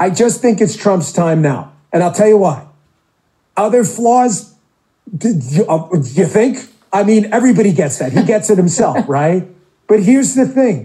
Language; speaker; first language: English; native; English